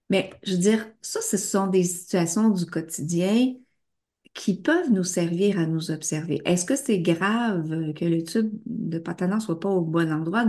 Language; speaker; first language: French; native; French